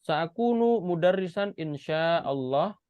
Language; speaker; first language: Arabic; non-native, fluent; Indonesian